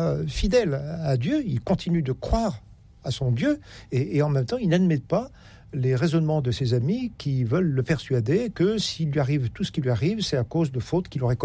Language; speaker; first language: French; native; French